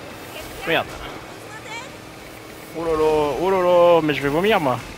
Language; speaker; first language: French; native; French